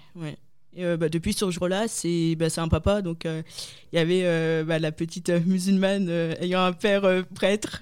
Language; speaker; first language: French; native; French